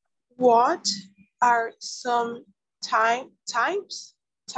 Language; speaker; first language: English; non-native, learner; Portuguese